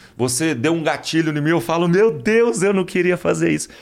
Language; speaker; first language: Portuguese; native; Portuguese